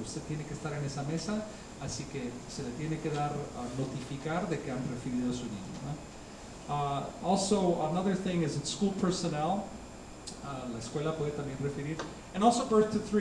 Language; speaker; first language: Spanish; early bilingual, heritage; Spanish